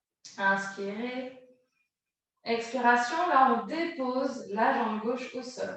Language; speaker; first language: French; native; French